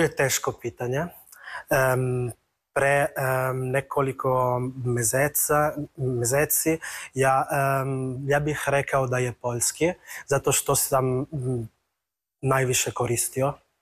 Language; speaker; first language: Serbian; non-native, fluent; Italian